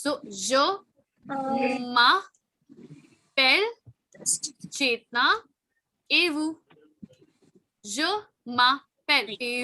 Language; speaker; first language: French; non-native, fluent; Hindi